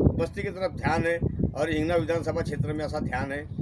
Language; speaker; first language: Hindi; non-native, local second language; Marathi